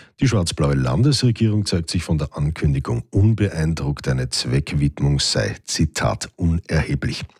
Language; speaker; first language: German; native; German